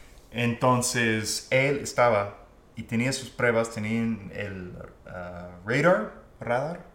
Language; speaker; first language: Spanish; non-native, fluent; English